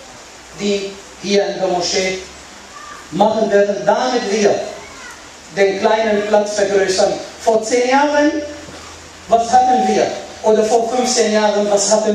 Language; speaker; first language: German; non-native, fluent; Arabic